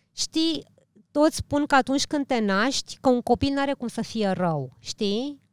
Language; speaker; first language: Romanian; early bilingual, heritage; Romanian